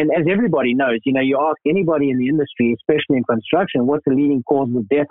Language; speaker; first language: English; native; English